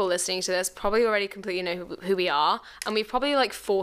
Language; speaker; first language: English; native; English